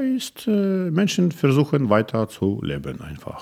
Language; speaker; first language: German; non-native, learner; Russian